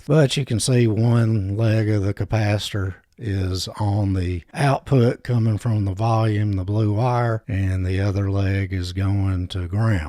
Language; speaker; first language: English; native; English